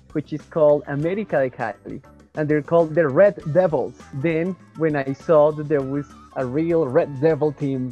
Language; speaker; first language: English; non-native, fluent; Spanish